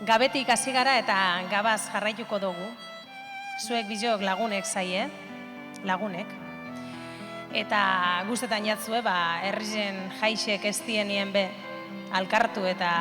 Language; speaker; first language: Basque; native; Basque